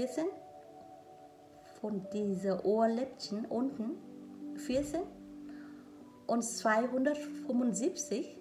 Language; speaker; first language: German; non-native, learner; Vietnamese